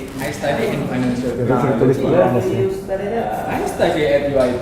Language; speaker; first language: English; non-native, learner; Malay